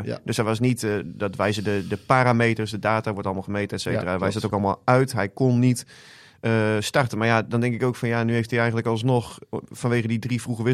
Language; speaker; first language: Dutch; native; Dutch